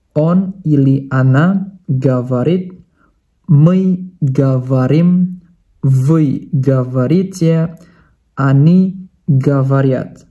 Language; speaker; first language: Russian; non-native, fluent; Indonesian